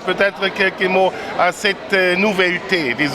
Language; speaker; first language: French; non-native, learner; German